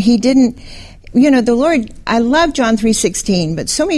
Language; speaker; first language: English; native; English